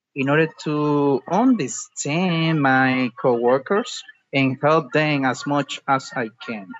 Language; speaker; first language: English; non-native, fluent; Spanish